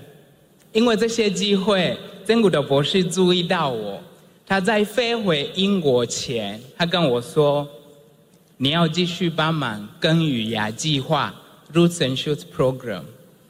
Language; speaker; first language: Chinese; non-native, fluent; Swahili